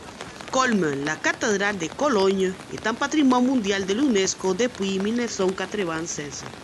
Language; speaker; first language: French; non-native, learner; Spanish